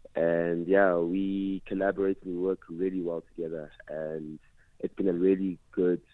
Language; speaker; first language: English; non-native, local second language; Xhosa